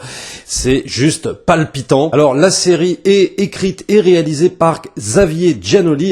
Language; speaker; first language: French; native; French